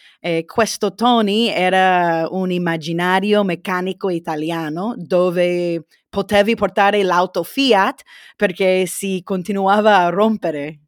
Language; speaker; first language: Italian; non-native, learner; English